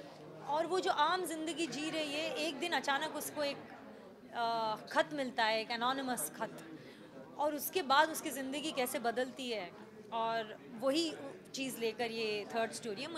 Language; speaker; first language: Hindi; non-native, local second language; Bangla